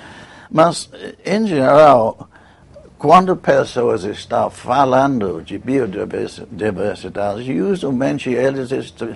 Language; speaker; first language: Portuguese; non-native, fluent; English